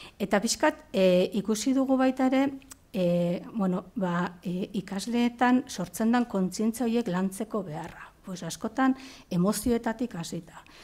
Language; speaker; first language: Basque; native; Basque